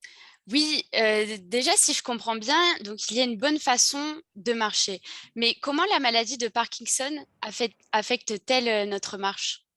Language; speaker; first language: French; native; French